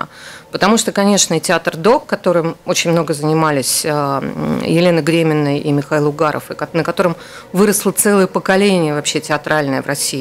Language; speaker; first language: Russian; native; Russian